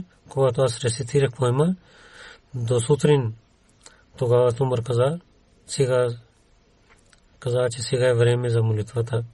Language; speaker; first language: Bulgarian; non-native, learner; Urdu